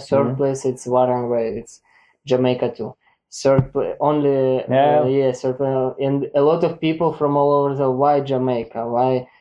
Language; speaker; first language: English; non-native, learner; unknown